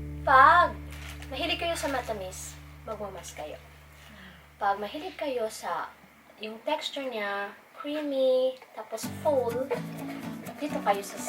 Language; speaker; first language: Filipino; non-native, local second language; Cebuano